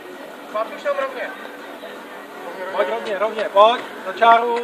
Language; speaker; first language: Czech; native; Czech